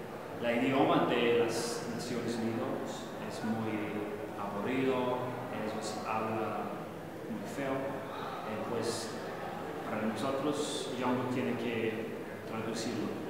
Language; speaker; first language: Portuguese; non-native, learner; Spanish